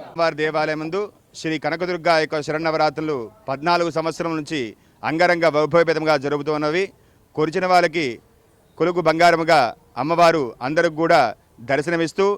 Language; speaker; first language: Telugu; native; Telugu